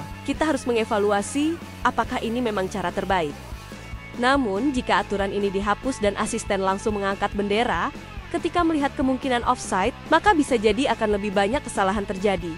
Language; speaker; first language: Indonesian; native; Indonesian